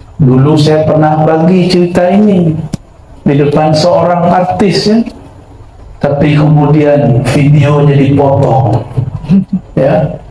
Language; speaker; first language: Malay; non-native, local second language; Minangkabau